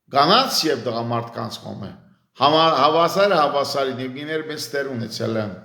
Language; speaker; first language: Armenian; early bilingual, heritage; Armenian